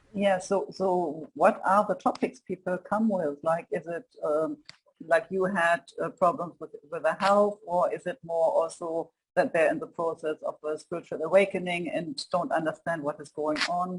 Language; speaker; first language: English; non-native, fluent; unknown